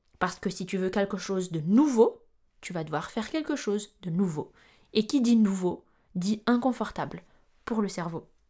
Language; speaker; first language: French; non-native, local second language; Malagasy